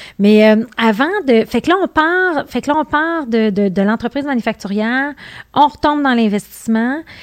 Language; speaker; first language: French; native; French